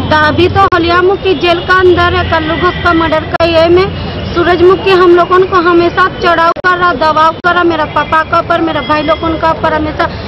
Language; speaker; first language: Hindi; native; Hindi